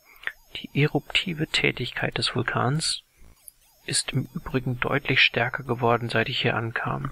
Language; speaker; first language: German; native; German